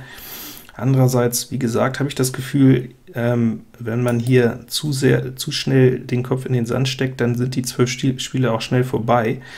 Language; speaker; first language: German; native; German